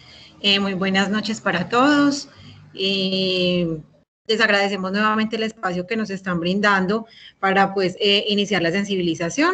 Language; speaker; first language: Spanish; native; Spanish